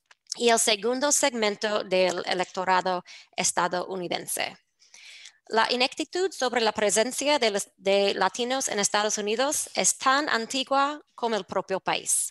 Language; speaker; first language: Spanish; non-native, fluent; English